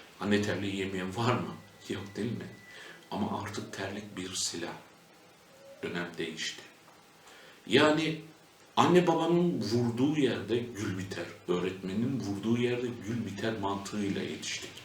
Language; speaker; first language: Turkish; native; Turkish